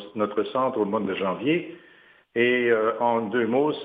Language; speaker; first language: French; native; French